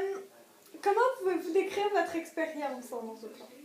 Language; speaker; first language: French; native; French